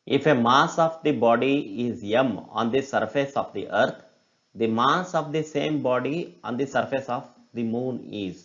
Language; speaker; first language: English; non-native, local second language; Kannada